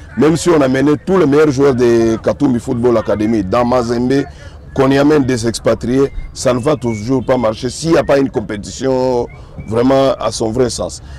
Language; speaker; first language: French; non-native, local second language; Swahili